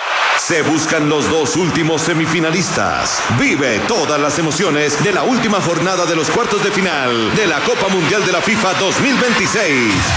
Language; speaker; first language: Spanish; native; Spanish